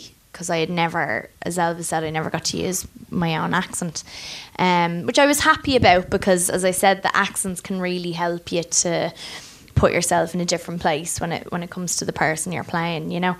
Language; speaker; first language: English; native; English